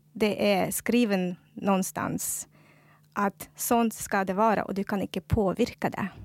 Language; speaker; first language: Norwegian; non-native, fluent; Russian